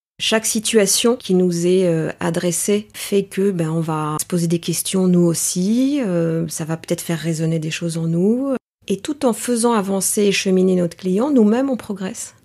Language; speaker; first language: French; native; French